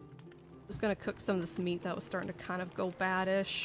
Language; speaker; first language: English; native; English